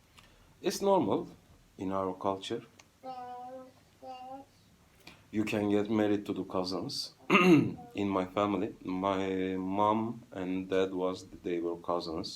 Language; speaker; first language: English; non-native, fluent; Turkish